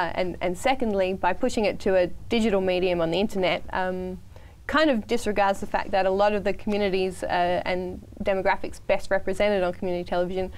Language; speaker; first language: English; native; English